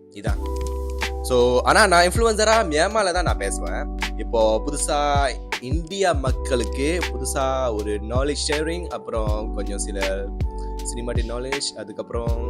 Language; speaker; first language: Tamil; early bilingual, heritage; Tamil